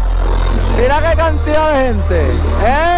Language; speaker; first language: Spanish; native; Spanish